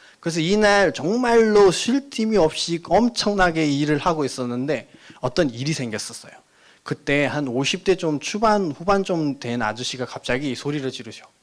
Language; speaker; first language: Korean; non-native, fluent; Nepali